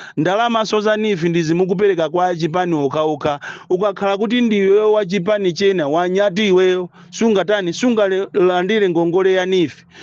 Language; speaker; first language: Nyanja; native; Nyanja